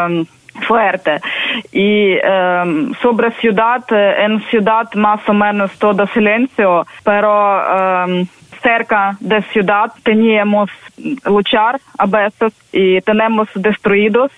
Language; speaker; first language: Spanish; non-native, fluent; Ukrainian